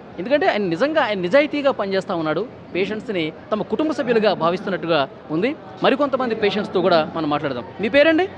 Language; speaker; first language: Telugu; native; Telugu